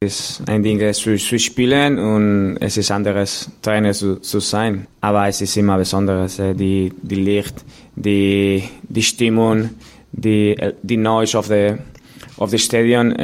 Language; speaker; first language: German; non-native, learner; Spanish